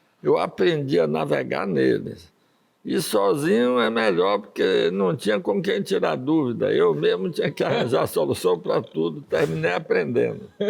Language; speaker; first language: Portuguese; early bilingual, other home language; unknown